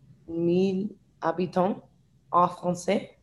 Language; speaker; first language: French; non-native, learner; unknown